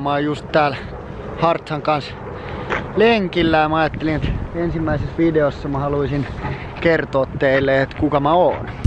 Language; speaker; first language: Finnish; native; Finnish